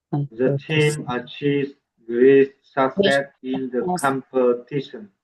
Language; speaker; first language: English; non-native, learner; Vietnamese